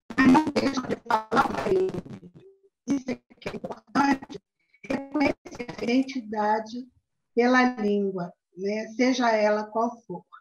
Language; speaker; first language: Portuguese; native; Portuguese